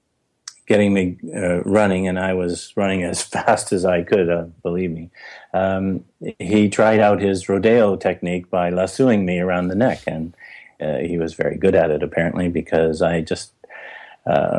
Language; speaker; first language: English; native; English